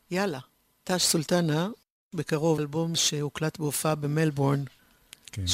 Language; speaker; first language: Hebrew; native; Hebrew